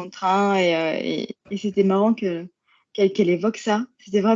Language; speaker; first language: French; native; French